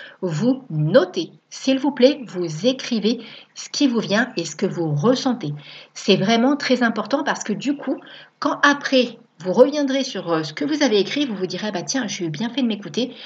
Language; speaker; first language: French; native; French